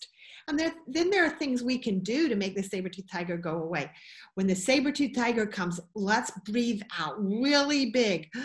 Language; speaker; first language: English; native; English